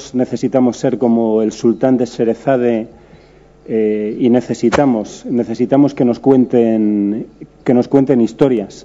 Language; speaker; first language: Spanish; native; Spanish